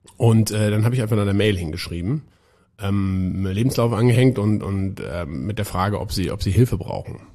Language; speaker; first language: German; native; German